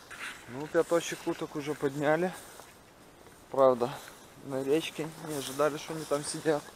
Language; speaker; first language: Russian; native; Russian